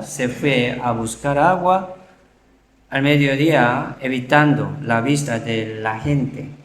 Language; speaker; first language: Spanish; non-native, learner; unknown